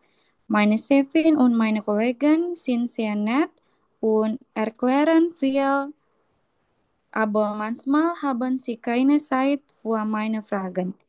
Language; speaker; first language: German; non-native, learner; Indonesian